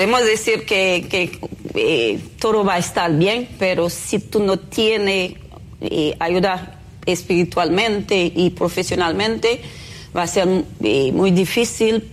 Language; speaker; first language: Spanish; non-native, fluent; Haitian Creole